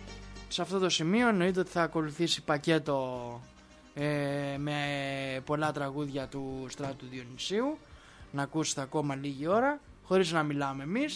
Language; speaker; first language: Greek; native; Greek